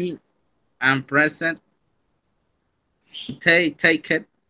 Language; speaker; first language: English; non-native, learner; Spanish